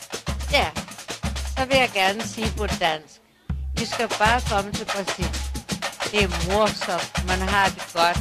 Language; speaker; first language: Portuguese; non-native, fluent; Danish